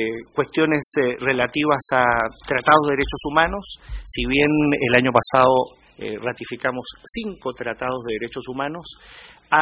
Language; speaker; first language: Spanish; native; Spanish